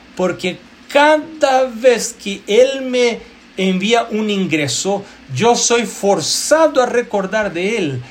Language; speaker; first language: Spanish; non-native, fluent; Portuguese